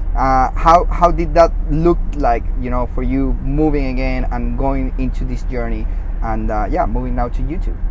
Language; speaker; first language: English; non-native, fluent; Spanish